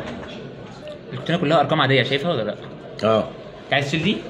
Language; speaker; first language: Arabic; native; Arabic